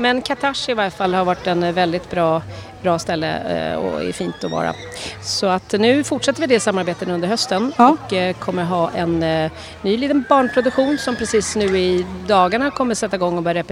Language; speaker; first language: Swedish; native; Swedish